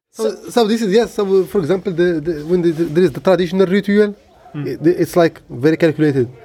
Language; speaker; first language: English; non-native, learner; Arabic